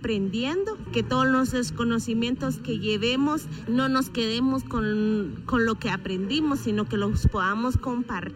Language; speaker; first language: Spanish; native; Spanish